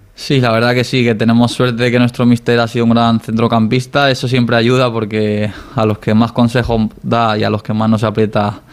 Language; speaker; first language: Spanish; native; Spanish